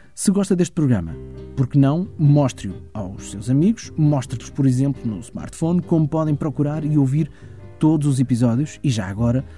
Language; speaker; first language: Portuguese; early bilingual, heritage; German